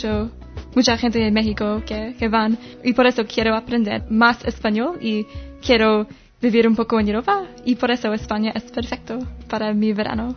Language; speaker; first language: Spanish; non-native, learner; English